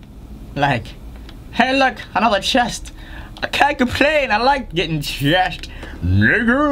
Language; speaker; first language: English; native; English